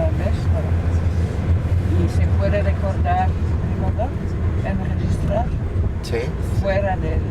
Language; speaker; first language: Spanish; non-native, learner; Portuguese